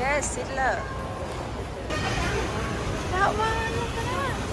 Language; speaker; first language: English; non-native, learner; Thai